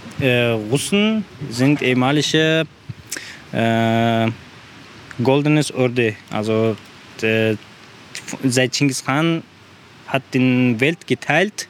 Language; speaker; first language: German; non-native, learner; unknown